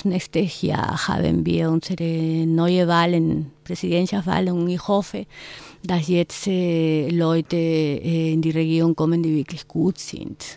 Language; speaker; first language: German; non-native, fluent; Spanish